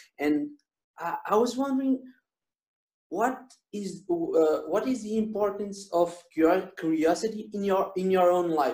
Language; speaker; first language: English; non-native, fluent; Portuguese